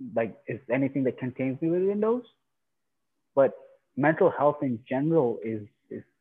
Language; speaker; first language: English; non-native, fluent; Persian